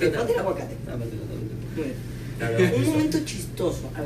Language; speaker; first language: Spanish; native; Spanish